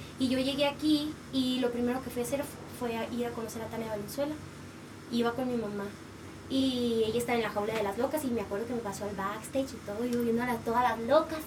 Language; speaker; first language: Spanish; native; Spanish